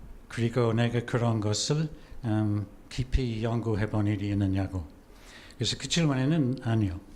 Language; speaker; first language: Korean; non-native, fluent; English